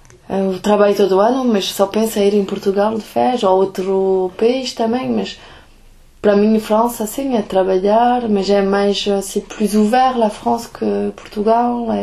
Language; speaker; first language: Portuguese; early bilingual, heritage; Portuguese